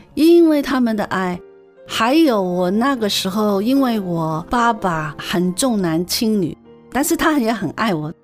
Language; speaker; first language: Chinese; non-native, local second language; Cantonese